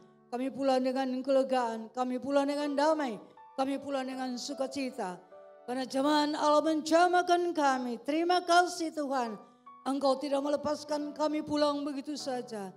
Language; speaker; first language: Indonesian; native; Indonesian